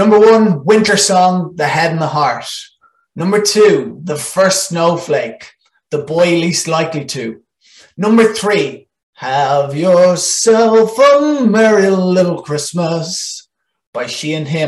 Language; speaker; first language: English; non-native, local second language; Irish